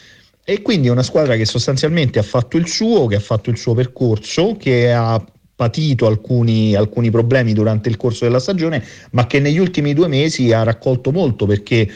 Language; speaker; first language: Italian; native; Italian